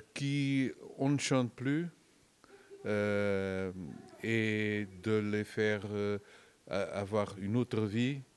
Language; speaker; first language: French; non-native, fluent; Portuguese